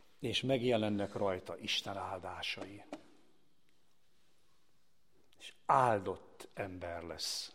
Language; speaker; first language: Hungarian; native; Hungarian